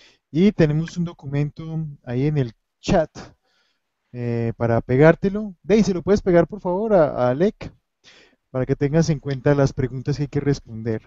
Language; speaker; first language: Spanish; native; Spanish